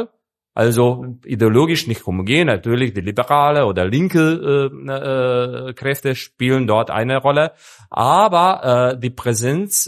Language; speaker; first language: German; non-native, fluent; Serbian